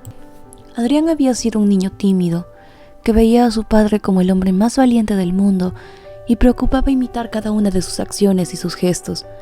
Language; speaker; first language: Spanish; native; Spanish